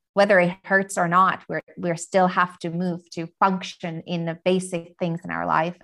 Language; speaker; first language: English; non-native, fluent; Finnish